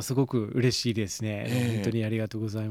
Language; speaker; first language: Japanese; non-native, fluent; English